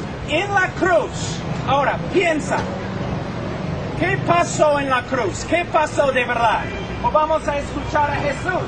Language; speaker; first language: Spanish; non-native, fluent; English